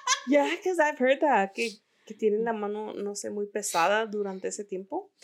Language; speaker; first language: Spanish; early bilingual, other home language; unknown